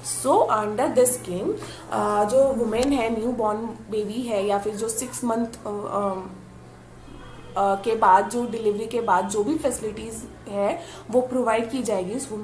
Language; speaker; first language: Hindi; native; Hindi